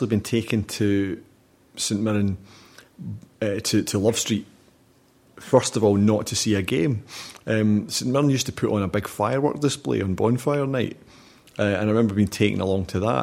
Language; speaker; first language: English; native; English